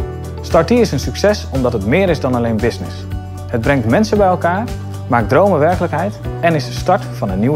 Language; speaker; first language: Dutch; native; Dutch